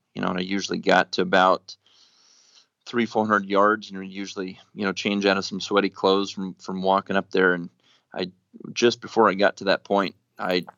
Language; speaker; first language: English; native; English